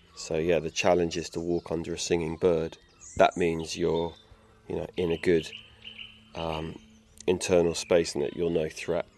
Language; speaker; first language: English; native; English